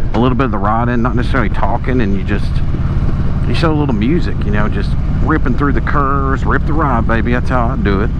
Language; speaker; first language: English; native; English